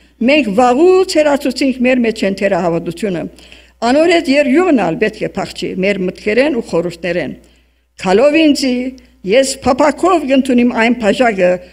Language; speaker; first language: Armenian; early bilingual, heritage; Armenian